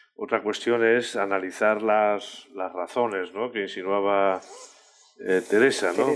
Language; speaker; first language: Spanish; native; Spanish